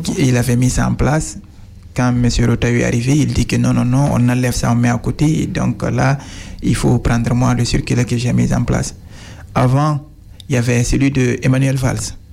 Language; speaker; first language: French; non-native, local second language; Fula